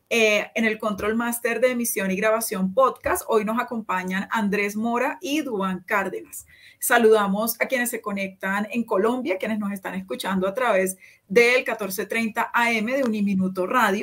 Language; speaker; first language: Spanish; native; Spanish